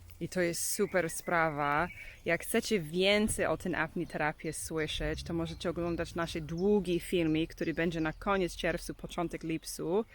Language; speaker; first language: Polish; non-native, learner; English